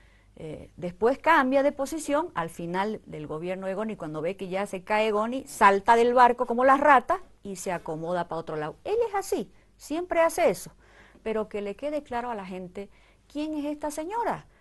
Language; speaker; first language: Spanish; native; Spanish